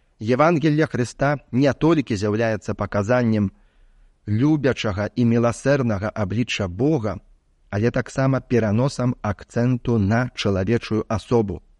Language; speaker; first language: Belarusian; native; Belarusian